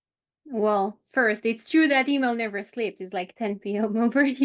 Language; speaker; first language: English; non-native, fluent; Romanian